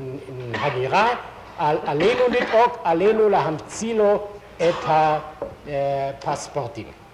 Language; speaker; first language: Hebrew; non-native, fluent; German